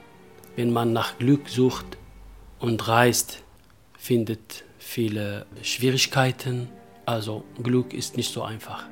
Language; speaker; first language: German; non-native, local second language; Kurdish